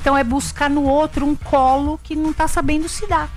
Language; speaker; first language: Portuguese; native; Portuguese